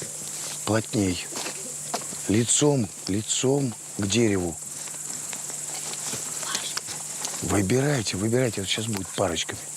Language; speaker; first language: Russian; native; Russian